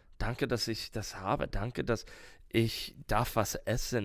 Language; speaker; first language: German; non-native, learner; English